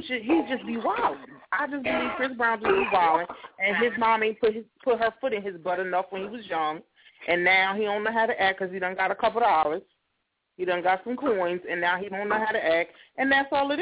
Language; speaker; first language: English; native; English